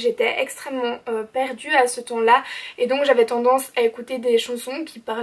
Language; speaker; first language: French; native; French